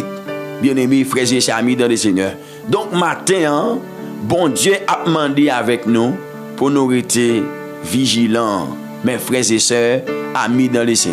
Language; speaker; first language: French; non-native, local second language; Haitian Creole